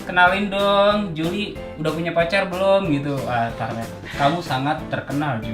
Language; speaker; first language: Indonesian; native; Indonesian